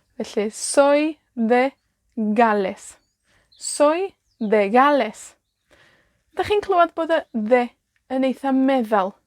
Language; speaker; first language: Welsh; native; Welsh